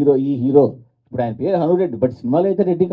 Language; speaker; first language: Telugu; native; Telugu